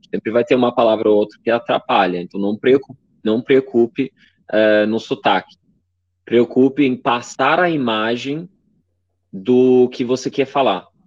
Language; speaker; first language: Portuguese; non-native, fluent; English